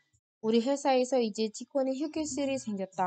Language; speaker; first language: Korean; non-native, fluent; Indonesian